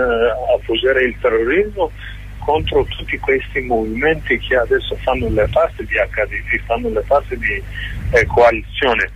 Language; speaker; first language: Italian; non-native, learner; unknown